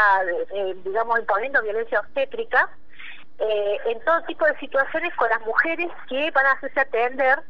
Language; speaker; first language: Spanish; native; Spanish